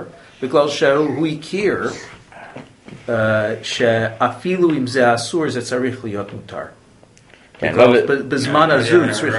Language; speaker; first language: Hebrew; non-native, fluent; English